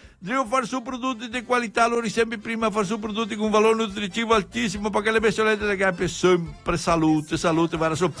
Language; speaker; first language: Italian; early bilingual, heritage; Venetian